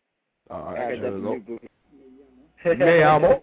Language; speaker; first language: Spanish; non-native, learner; English